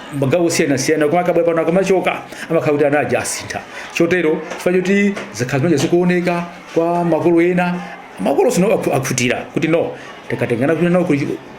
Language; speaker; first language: Nyanja; native; Nyanja